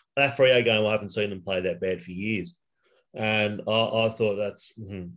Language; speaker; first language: English; native; English